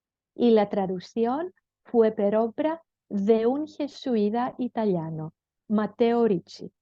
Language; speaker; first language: Spanish; non-native, fluent; Greek